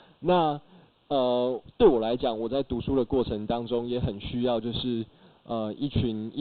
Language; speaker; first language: Chinese; native; Chinese